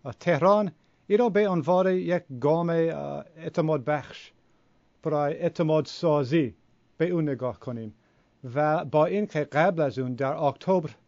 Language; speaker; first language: Persian; non-native, fluent; English